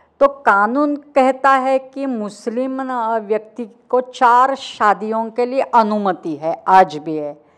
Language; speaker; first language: Hindi; non-native, local second language; Marathi